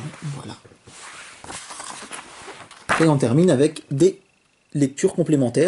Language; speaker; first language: French; native; French